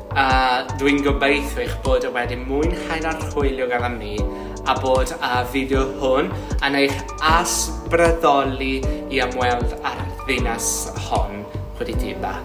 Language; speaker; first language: Welsh; non-native, learner; Portuguese